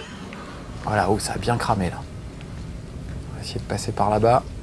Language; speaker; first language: French; native; French